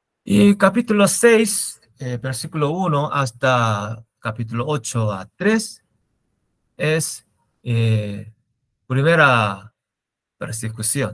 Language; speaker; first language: Spanish; non-native, learner; Korean